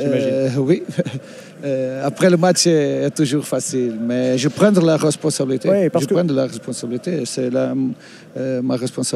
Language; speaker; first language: French; non-native, learner; Portuguese